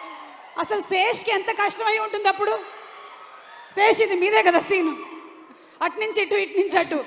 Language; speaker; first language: Telugu; native; Telugu